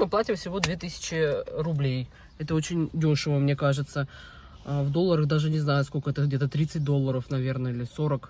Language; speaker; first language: Russian; native; Russian